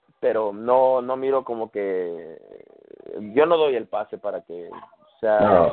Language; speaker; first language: Spanish; early bilingual, heritage; Spanish